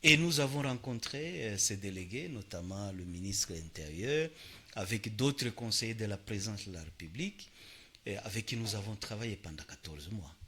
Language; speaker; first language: French; non-native, local second language; Swahili